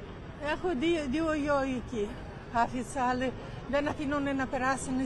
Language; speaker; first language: Greek; non-native, learner; Ukrainian